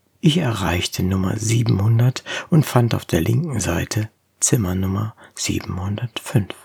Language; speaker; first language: German; native; German